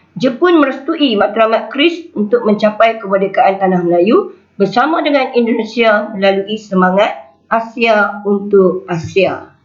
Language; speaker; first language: Malay; native; Malay